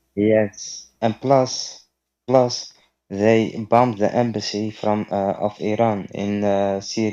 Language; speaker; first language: English; non-native, fluent; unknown